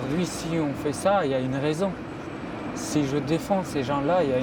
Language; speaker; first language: French; non-native, fluent; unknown